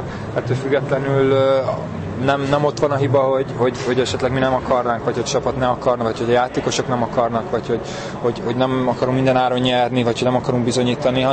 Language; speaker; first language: Hungarian; native; Hungarian